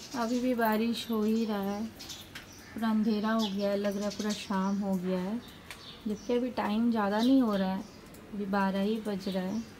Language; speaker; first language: Hindi; non-native, local second language; Bangla